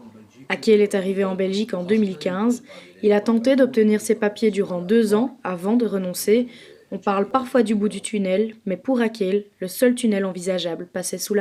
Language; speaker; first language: French; native; French